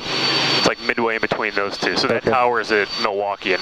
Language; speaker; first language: English; native; English